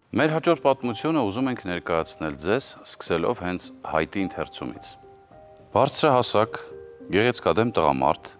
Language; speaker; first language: Armenian; native; Armenian